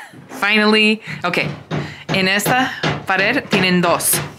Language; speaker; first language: Spanish; non-native, learner; English